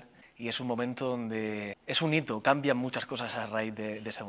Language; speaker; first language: Spanish; native; Spanish